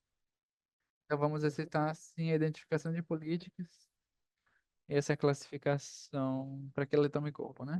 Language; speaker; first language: Portuguese; non-native, fluent; Spanish